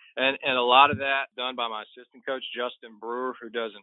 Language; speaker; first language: English; native; English